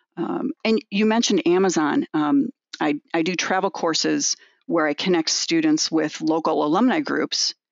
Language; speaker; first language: English; native; English